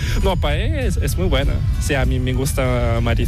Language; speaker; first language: Spanish; non-native, learner; Korean